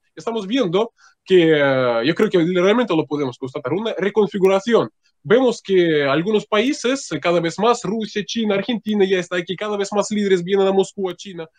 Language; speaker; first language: Spanish; non-native, fluent; Russian